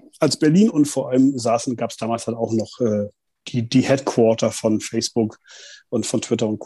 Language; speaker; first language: German; native; German